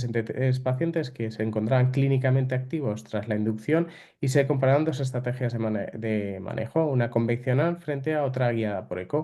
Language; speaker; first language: Spanish; native; Spanish